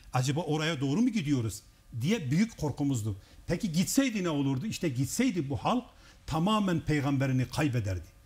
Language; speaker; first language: Turkish; non-native, local second language; Kurdish